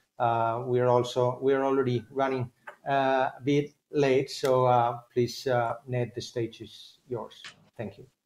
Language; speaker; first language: English; non-native, fluent; Spanish